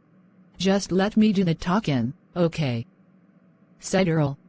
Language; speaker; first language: English; non-native, learner; Khmer